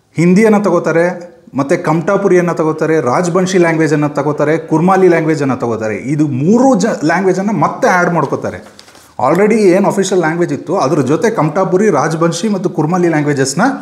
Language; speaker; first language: Kannada; non-native, local second language; Kodava